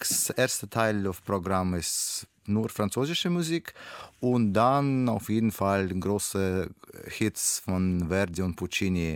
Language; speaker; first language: German; non-native, learner; Russian